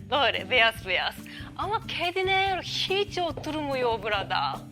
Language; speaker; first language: Turkish; non-native, learner; Japanese